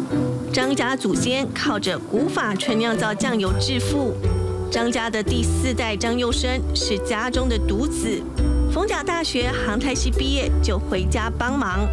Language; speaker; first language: Chinese; native; Chinese